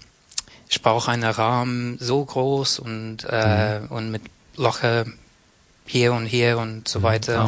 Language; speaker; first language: German; non-native, learner; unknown